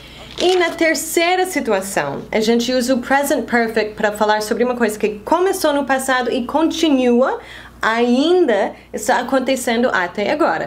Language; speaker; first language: Portuguese; non-native, fluent; English